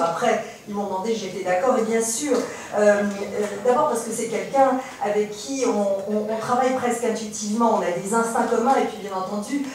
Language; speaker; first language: French; native; French